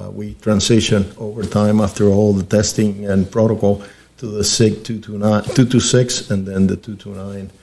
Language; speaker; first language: English; early bilingual, other home language; Spanish